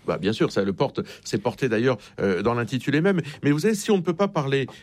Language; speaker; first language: French; native; French